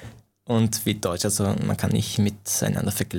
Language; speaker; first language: German; non-native, fluent; Persian